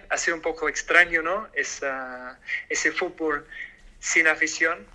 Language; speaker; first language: Spanish; non-native, fluent; English